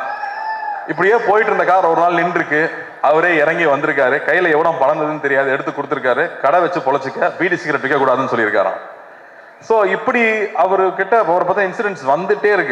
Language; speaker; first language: Tamil; native; Tamil